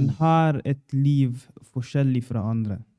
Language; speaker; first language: Norwegian; non-native, learner; Swahili